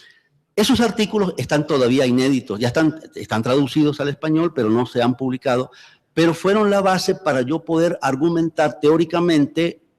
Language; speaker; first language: Spanish; native; Spanish